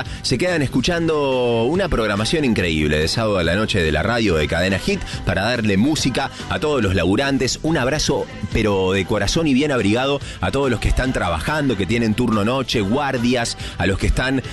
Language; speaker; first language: Spanish; native; Spanish